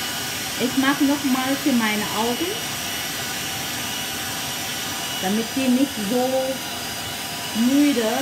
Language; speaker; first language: German; non-native, learner; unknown